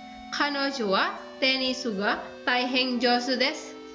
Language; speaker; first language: Japanese; non-native, fluent; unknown